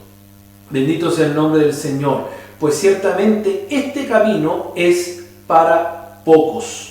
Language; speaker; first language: Spanish; native; Spanish